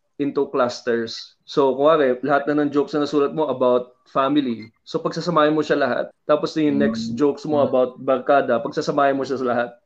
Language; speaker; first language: Filipino; native; Filipino